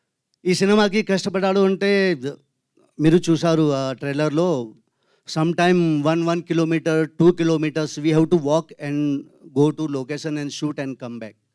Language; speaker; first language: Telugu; non-native, learner; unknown